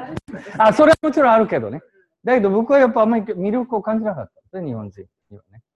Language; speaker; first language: Japanese; native; Japanese